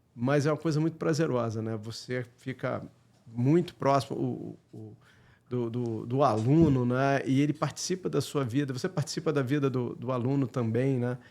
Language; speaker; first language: Portuguese; native; Portuguese